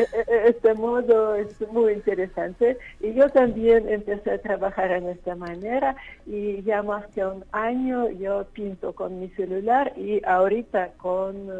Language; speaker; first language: Spanish; non-native, fluent; Russian